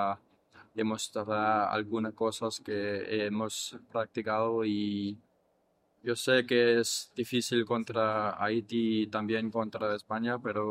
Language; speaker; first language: Spanish; non-native, fluent; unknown